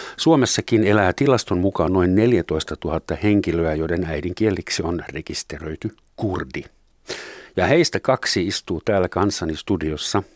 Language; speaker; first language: Finnish; native; Finnish